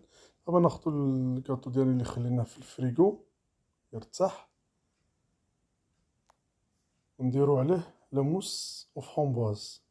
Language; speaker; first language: Arabic; native; Arabic